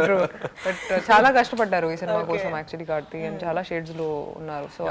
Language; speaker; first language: Telugu; non-native, fluent; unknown